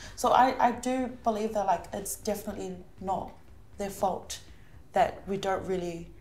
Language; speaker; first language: English; early bilingual, other home language; Samoan